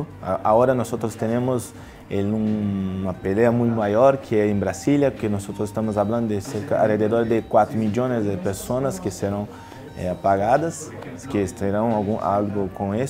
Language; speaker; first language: Spanish; non-native, learner; Portuguese